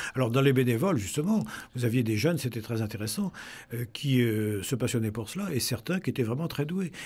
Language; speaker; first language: French; native; French